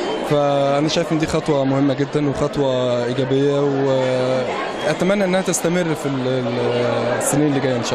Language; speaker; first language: Arabic; native; Arabic